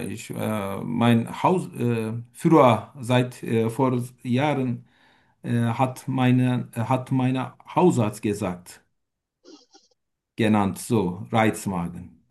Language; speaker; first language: German; non-native, learner; Turkish